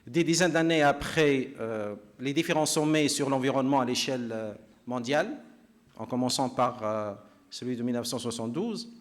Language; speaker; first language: French; non-native, local second language; Arabic